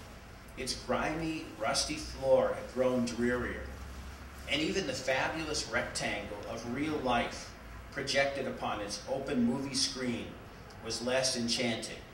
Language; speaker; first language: English; native; English